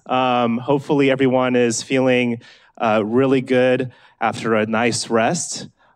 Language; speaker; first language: English; native; English